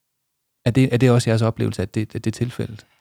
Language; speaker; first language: Danish; native; Danish